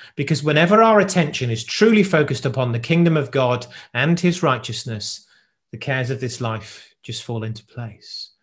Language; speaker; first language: English; native; English